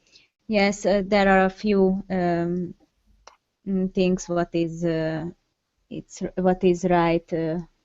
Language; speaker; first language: English; non-native, learner; Hungarian